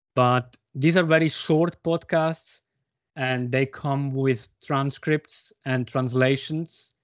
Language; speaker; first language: English; non-native, fluent; Swiss German